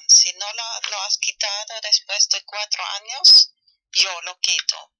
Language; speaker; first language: Spanish; non-native, fluent; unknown